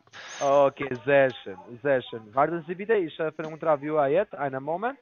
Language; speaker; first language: German; non-native, learner; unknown